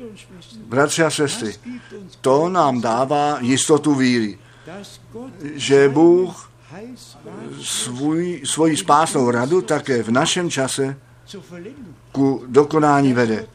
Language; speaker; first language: Czech; non-native, fluent; German